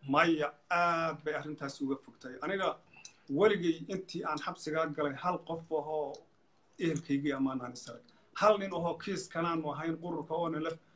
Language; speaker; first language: Somali; native; Somali